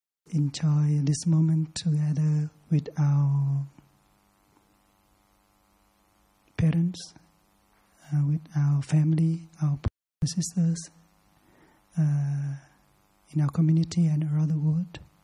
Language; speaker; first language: English; non-native, learner; Vietnamese